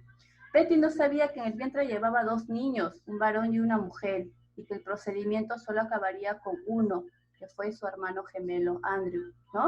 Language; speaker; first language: Spanish; native; Spanish